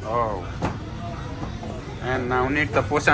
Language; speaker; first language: English; non-native, learner; Nepali